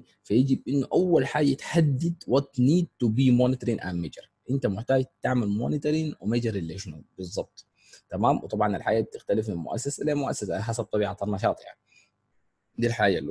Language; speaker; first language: Arabic; native; Arabic